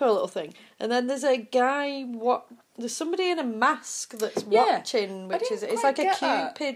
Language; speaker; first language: English; native; English